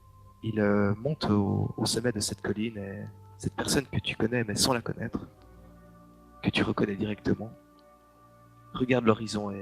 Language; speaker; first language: French; native; French